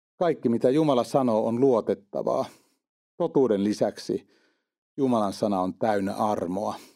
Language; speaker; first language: Finnish; native; Finnish